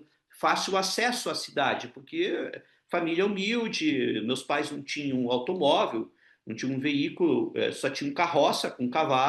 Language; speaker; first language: Portuguese; non-native, local second language; Ukrainian